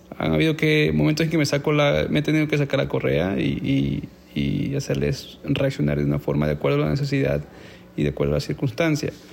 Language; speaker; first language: Spanish; native; Spanish